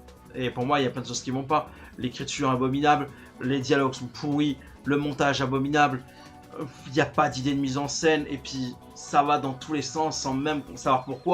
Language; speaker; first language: French; native; French